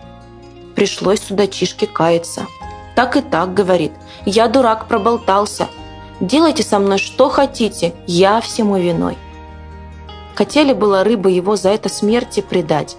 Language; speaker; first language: Russian; native; Russian